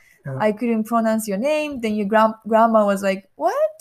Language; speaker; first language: English; non-native, fluent; Japanese